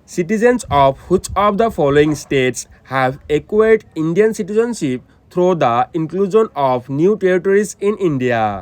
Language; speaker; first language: English; non-native, local second language; Assamese